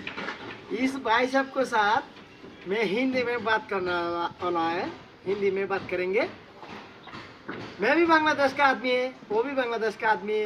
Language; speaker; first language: Hindi; non-native, learner; Bangla